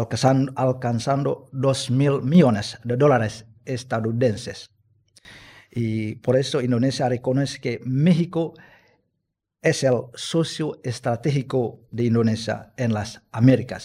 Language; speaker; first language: Spanish; non-native, fluent; Indonesian